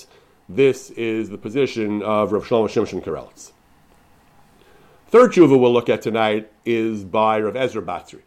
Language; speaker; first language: English; native; English